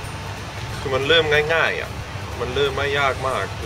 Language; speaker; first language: Thai; non-native, fluent; Dutch